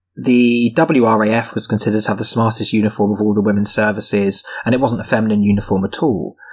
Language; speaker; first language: English; native; English